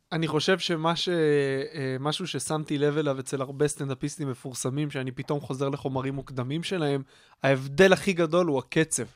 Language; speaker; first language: Hebrew; native; Hebrew